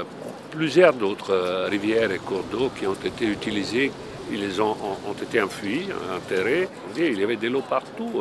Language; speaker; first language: French; non-native, fluent; Italian